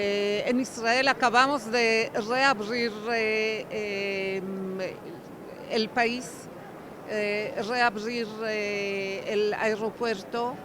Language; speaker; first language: Spanish; non-native, fluent; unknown